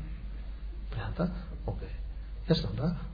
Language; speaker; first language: Russian; non-native, learner; Tibetan